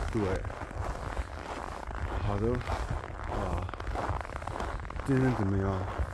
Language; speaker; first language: Chinese; non-native, learner; English